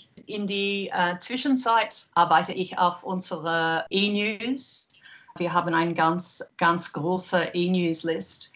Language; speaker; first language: German; non-native, learner; English